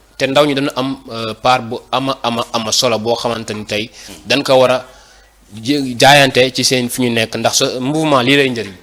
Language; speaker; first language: Wolof; native; Wolof